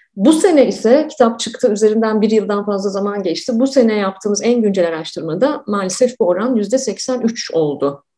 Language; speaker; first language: Turkish; native; Turkish